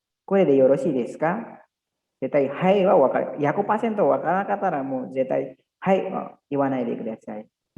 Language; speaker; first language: Japanese; non-native, learner; Indonesian